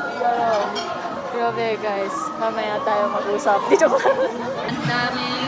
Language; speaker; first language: Filipino; early bilingual, heritage; Japanese